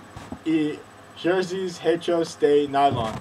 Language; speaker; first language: Spanish; non-native, learner; English